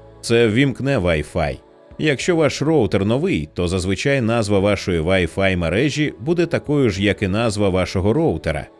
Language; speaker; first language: Ukrainian; native; Ukrainian